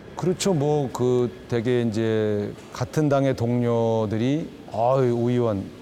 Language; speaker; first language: Korean; native; Korean